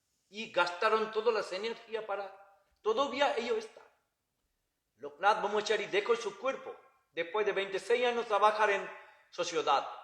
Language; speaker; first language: Spanish; non-native, learner; Bangla